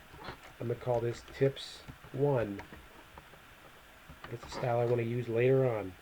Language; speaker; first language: English; native; English